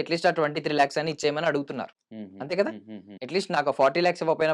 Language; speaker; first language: Telugu; native; Telugu